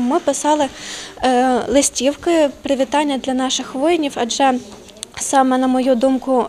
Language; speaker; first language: Ukrainian; native; Ukrainian